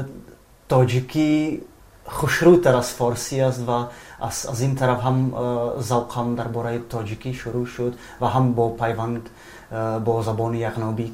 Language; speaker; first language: Persian; non-native, fluent; Czech